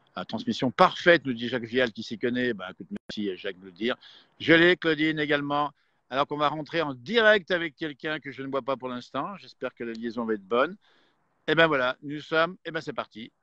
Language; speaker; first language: French; native; French